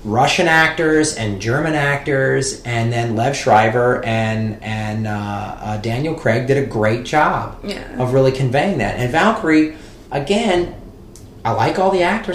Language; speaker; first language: English; native; English